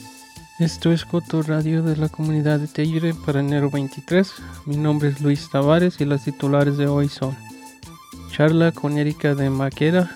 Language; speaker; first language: Spanish; early bilingual, other home language; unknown